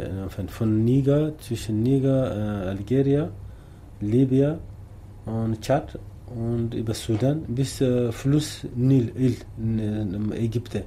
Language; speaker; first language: German; non-native, learner; Tamasheq